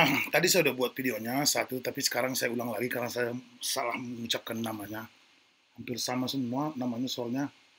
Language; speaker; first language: Indonesian; native; Indonesian